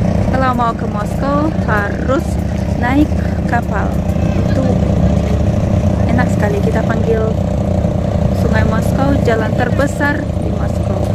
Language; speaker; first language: Indonesian; non-native, learner; Russian